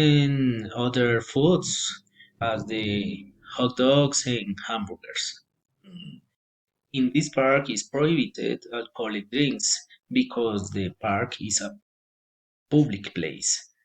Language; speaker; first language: English; non-native, learner; Spanish